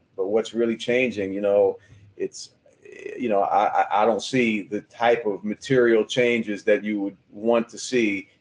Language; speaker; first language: English; native; English